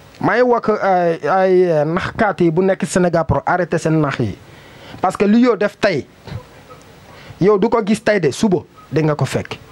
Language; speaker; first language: Wolof; non-native, learner; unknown